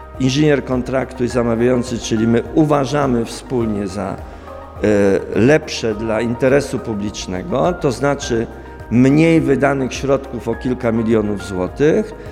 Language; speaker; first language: Polish; native; Polish